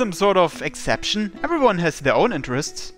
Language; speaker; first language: English; native; English